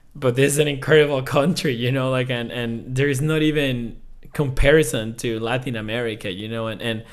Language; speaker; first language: English; non-native, fluent; Spanish